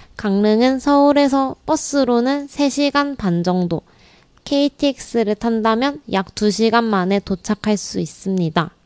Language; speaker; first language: Korean; native; Korean